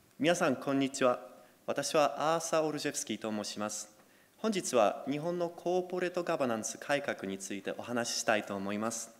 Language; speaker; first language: Japanese; non-native, fluent; Polish